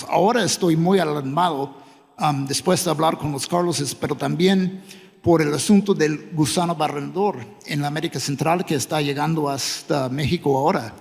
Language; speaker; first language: Spanish; non-native, fluent; English